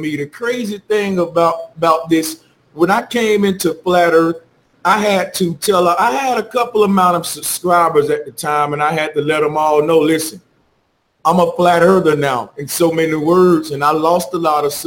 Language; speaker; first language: English; native; English